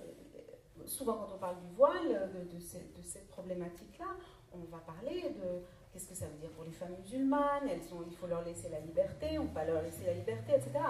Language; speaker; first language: French; native; French